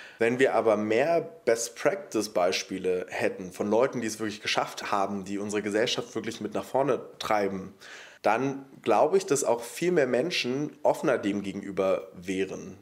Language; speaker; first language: German; early bilingual, other home language; Polish